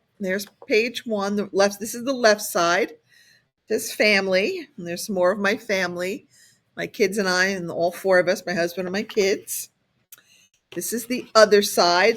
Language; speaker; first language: English; native; English